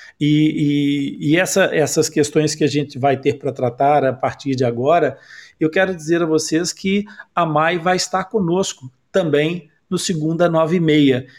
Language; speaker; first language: Portuguese; native; Portuguese